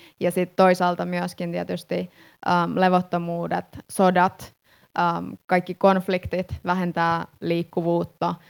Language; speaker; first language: Finnish; native; Finnish